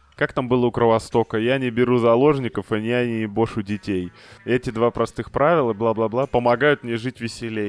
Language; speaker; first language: Russian; native; Russian